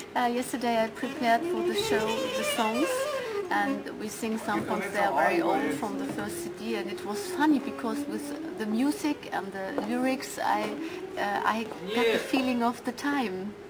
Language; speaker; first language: English; non-native, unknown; German